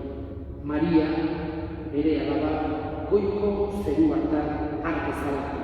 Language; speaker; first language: Basque; native; Basque